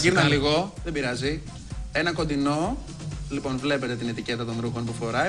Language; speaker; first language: Greek; native; Greek